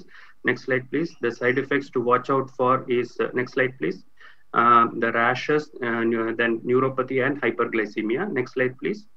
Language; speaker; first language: English; non-native, local second language; Tamil